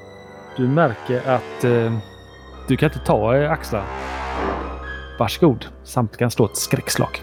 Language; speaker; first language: Swedish; native; Swedish